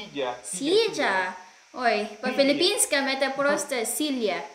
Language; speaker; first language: Russian; non-native, learner; Filipino